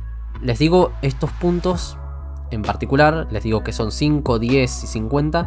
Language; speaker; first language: Spanish; native; Spanish